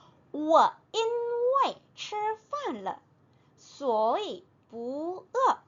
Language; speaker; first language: Chinese; non-native, fluent; Korean